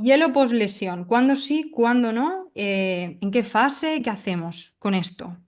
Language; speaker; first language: Spanish; native; Spanish